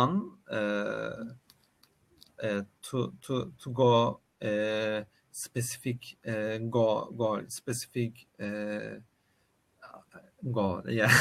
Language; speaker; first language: English; non-native, learner; Turkish